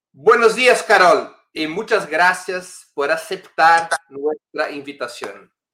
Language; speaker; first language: Spanish; non-native, fluent; Portuguese